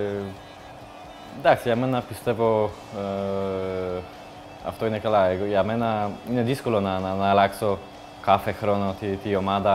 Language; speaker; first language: Greek; non-native, learner; Polish